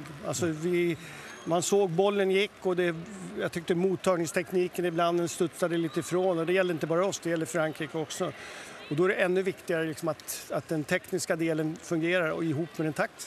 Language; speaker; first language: Swedish; native; Swedish